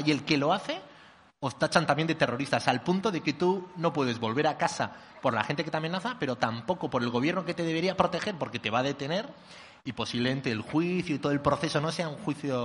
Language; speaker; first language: Spanish; native; Spanish